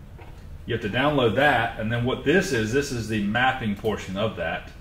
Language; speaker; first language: English; native; English